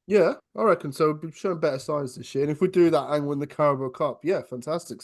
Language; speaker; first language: English; native; English